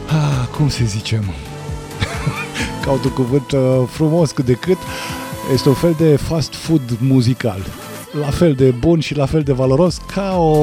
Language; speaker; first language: Romanian; native; Romanian